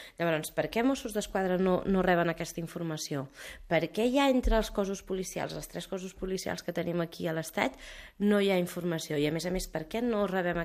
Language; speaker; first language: Catalan; early bilingual, other home language; Arabic